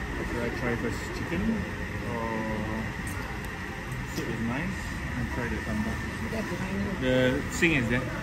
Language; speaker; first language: English; non-native, local second language; Malay